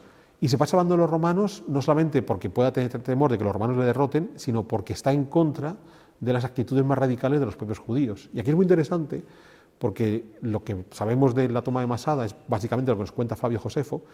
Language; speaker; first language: Spanish; native; Spanish